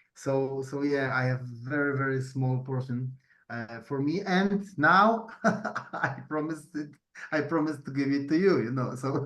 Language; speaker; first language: English; non-native, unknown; Polish